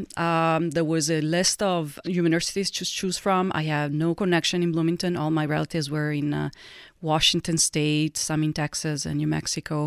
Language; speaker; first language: English; non-native, fluent; Italian